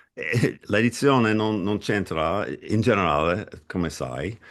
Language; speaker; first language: Italian; non-native, fluent; English